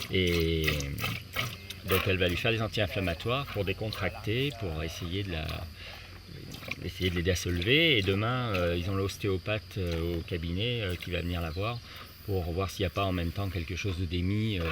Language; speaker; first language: French; native; French